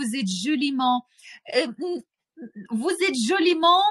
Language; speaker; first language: French; non-native, fluent; Ukrainian